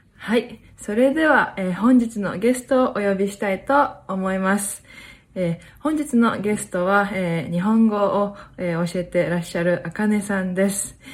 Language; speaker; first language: Japanese; early bilingual, heritage; Japanese